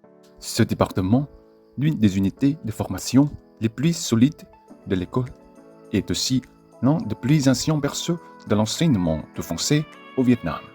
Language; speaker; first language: French; non-native, learner; Vietnamese